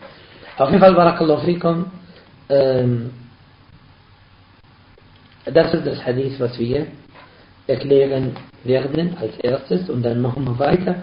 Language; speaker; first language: German; non-native, fluent; Arabic